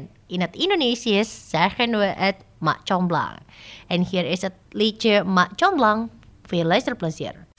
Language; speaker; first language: Dutch; non-native, fluent; Indonesian